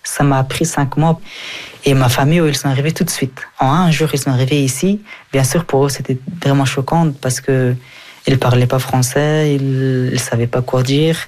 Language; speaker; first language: French; non-native, fluent; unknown